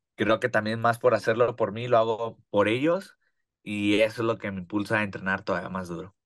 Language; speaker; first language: Spanish; native; Spanish